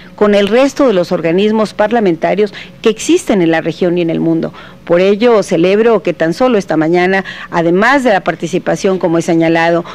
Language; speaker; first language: Spanish; native; Spanish